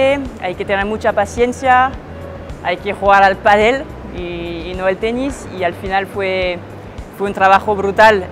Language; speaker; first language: Spanish; non-native, fluent; French